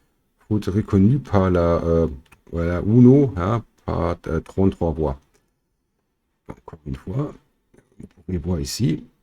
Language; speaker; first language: French; non-native, fluent; German